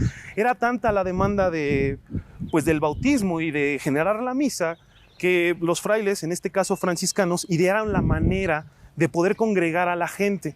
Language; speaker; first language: Spanish; native; Spanish